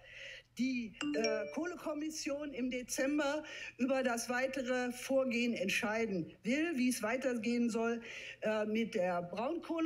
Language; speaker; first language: German; native; German